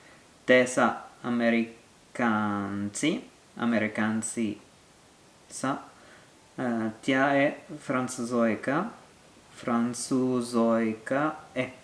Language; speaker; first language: Bulgarian; non-native, learner; French